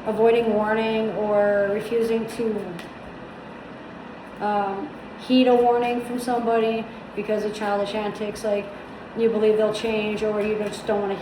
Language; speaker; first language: English; native; English